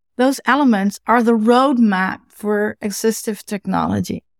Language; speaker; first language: English; non-native, fluent; Dutch